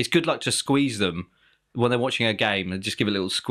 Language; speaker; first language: English; native; English